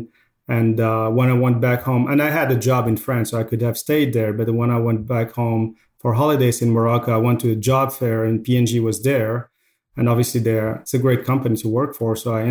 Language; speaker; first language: English; non-native, fluent; Arabic